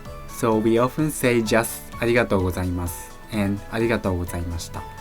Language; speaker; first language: Japanese; native; Japanese